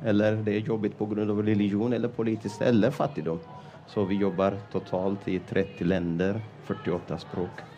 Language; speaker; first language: Swedish; non-native, fluent; Amharic